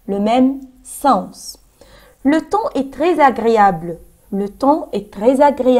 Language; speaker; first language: French; non-native, fluent; Arabic